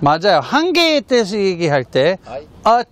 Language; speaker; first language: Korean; non-native, fluent; English